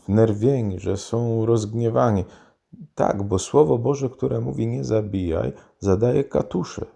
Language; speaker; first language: Polish; native; Polish